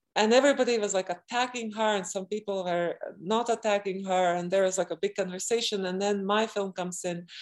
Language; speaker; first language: English; non-native, fluent; Latvian